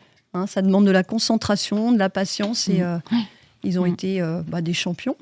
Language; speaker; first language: French; native; French